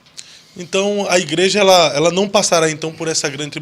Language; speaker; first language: Portuguese; native; Portuguese